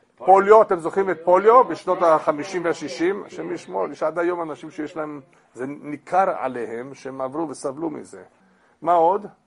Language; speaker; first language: Hebrew; non-native, fluent; English